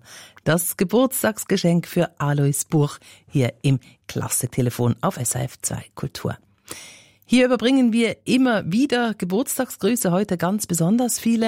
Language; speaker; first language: German; native; German